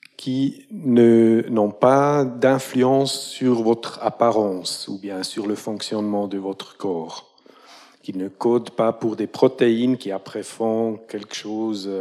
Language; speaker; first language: French; non-native, local second language; German